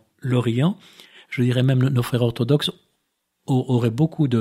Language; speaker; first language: French; native; French